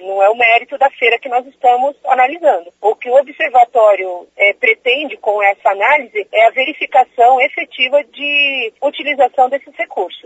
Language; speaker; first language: Portuguese; native; Portuguese